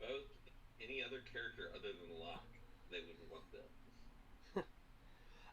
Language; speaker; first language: English; native; English